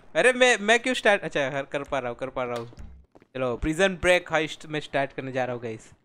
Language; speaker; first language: Hindi; non-native, local second language; Gujarati